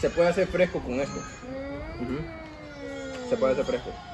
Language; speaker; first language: Spanish; native; Spanish